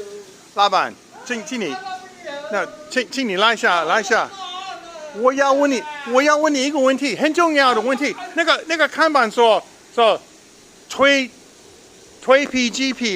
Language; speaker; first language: Chinese; non-native, learner; English